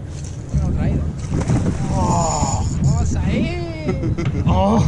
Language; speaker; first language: Spanish; native; Spanish